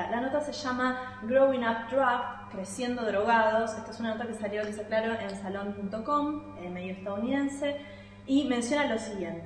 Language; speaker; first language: Spanish; native; Spanish